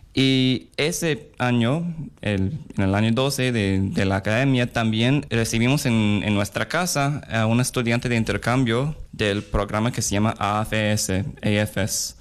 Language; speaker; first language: Spanish; non-native, fluent; English